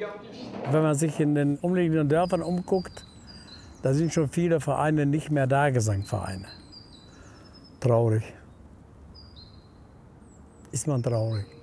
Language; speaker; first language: German; native; German